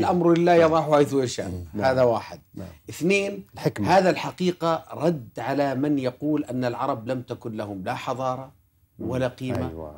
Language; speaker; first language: Arabic; native; Arabic